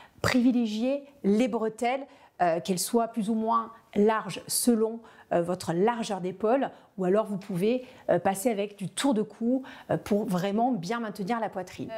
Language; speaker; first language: French; native; French